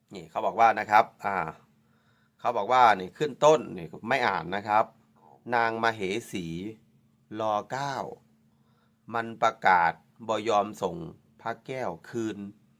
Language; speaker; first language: Thai; native; Thai